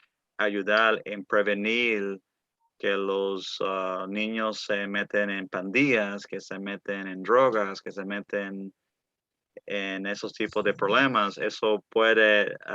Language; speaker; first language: Spanish; early bilingual, heritage; Spanish